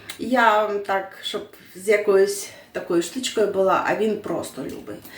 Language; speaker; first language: Ukrainian; non-native, local second language; Russian